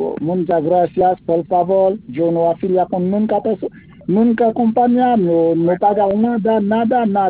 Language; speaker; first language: Spanish; non-native, learner; Haitian Creole